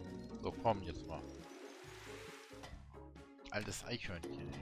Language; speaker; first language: German; native; German